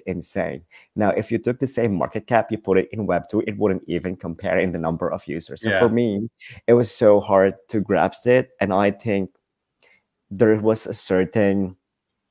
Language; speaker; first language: English; non-native, local second language; Filipino